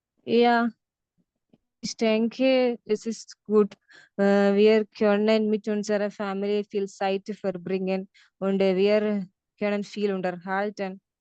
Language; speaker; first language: German; non-native, learner; Malayalam